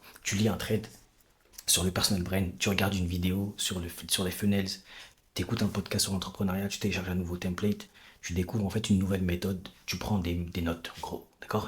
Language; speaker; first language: French; native; French